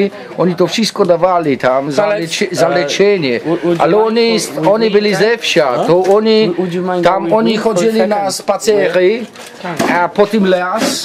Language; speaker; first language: Polish; non-native, learner; German